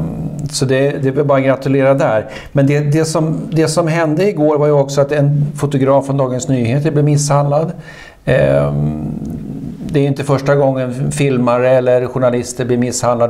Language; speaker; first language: Swedish; native; Swedish